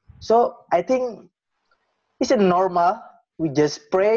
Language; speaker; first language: English; non-native, learner; Indonesian